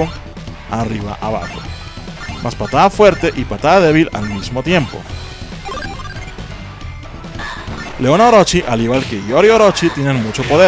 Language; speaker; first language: Spanish; native; Spanish